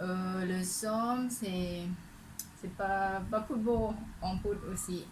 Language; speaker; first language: French; non-native, learner; Thai